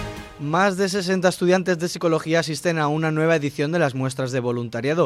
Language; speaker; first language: Spanish; native; Spanish